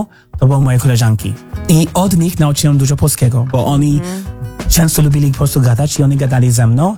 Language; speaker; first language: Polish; non-native, learner; English